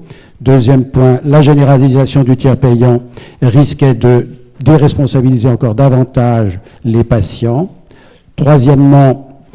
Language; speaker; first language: French; native; French